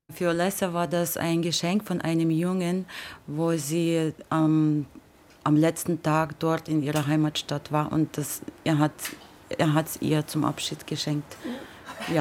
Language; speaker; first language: German; non-native, fluent; Ukrainian